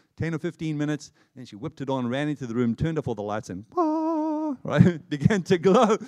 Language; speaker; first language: English; native; English